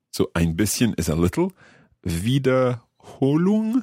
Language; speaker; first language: German; non-native, learner; English